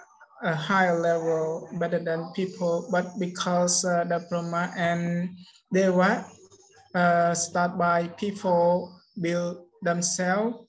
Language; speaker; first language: English; non-native, learner; Khmer